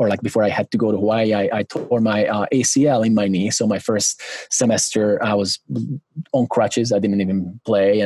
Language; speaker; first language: English; non-native, fluent; Hungarian